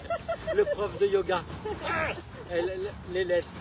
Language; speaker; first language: French; native; French